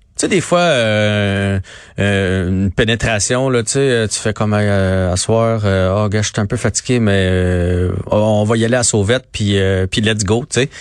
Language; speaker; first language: French; native; French